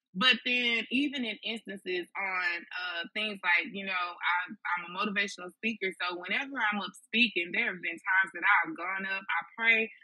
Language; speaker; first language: English; native; English